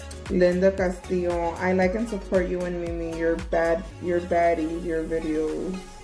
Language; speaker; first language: English; early bilingual, other home language; Spanish